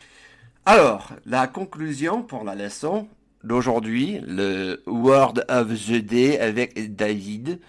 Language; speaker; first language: French; non-native, fluent; English